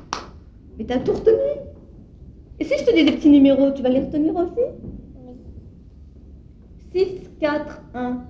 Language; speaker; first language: French; native; French